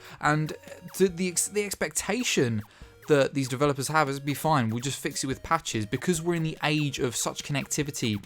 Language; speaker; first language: English; native; English